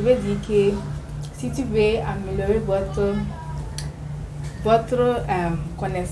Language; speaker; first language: French; non-native, learner; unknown